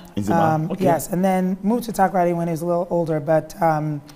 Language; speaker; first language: English; early bilingual, other home language; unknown